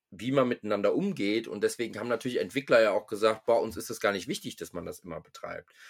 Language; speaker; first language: German; native; German